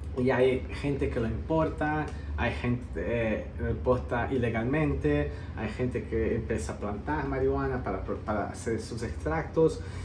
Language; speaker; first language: Spanish; early bilingual, heritage; Spanish